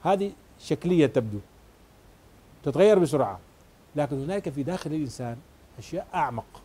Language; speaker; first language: Arabic; native; Arabic